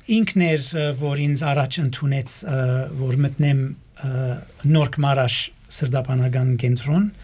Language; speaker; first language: Armenian; early bilingual, heritage; Armenian